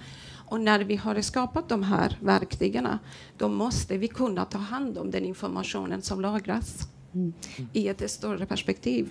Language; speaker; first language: Swedish; non-native, fluent; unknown